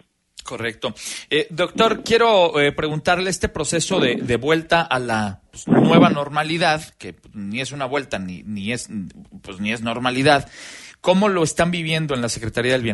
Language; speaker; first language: Spanish; native; Spanish